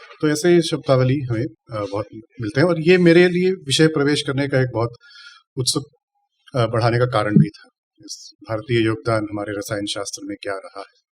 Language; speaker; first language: Hindi; non-native, local second language; Tamil